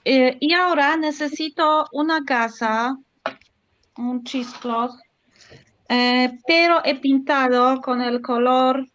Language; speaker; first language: Spanish; non-native, learner; Polish